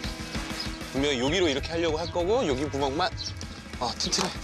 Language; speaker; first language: Korean; native; Korean